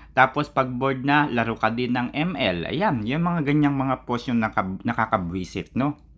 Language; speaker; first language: Filipino; native; Filipino